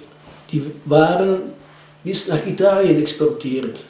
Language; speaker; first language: German; non-native, fluent; Czech